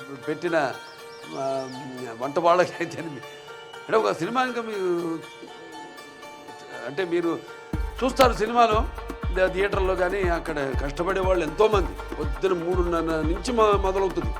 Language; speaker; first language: Telugu; native; Telugu